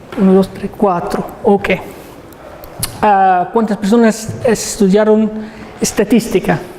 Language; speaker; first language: Spanish; non-native, learner; Arabic